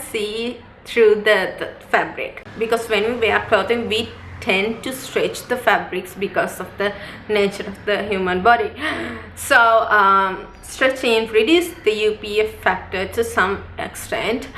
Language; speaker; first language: English; non-native, local second language; Sinhala